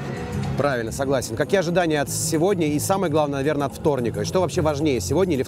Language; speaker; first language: Russian; native; Russian